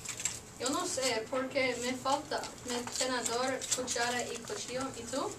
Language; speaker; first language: Spanish; non-native, learner; English